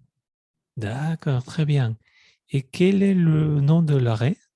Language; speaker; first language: French; non-native, fluent; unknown